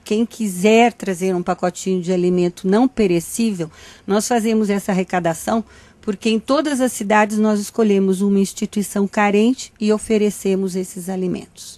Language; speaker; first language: Portuguese; native; Portuguese